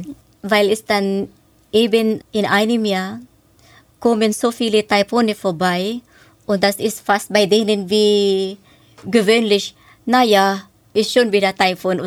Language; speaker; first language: German; non-native, fluent; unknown